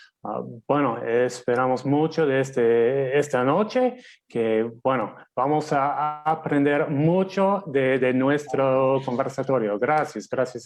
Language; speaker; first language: Spanish; non-native, fluent; English